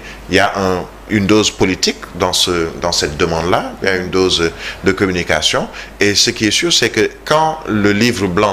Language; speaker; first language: French; non-native, local second language; Wolof